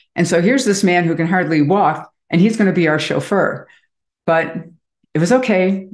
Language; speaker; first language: English; native; English